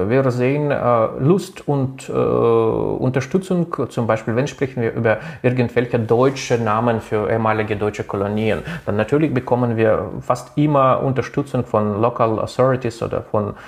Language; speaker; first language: German; non-native, local second language; Russian